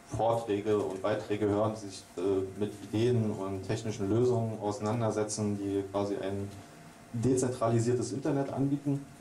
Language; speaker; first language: German; native; German